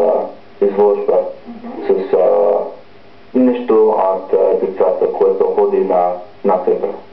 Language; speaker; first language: Bulgarian; non-native, learner; English